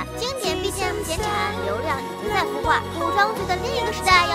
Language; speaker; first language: Chinese; native; Chinese